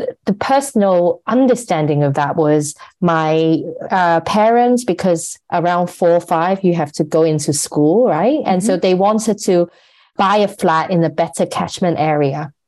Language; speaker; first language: English; non-native, local second language; Cantonese